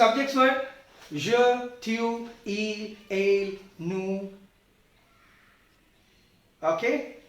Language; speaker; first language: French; non-native, fluent; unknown